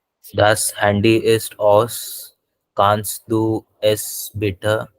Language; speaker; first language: German; non-native, learner; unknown